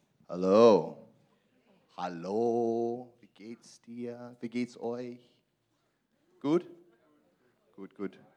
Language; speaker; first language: German; non-native, learner; English